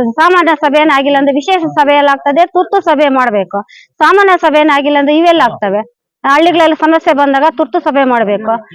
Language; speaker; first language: Kannada; native; Kannada